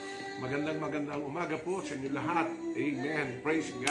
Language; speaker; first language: Filipino; native; Filipino